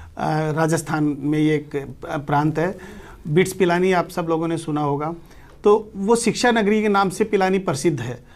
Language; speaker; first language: Hindi; native; Hindi